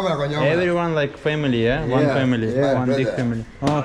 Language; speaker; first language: English; non-native, learner; Russian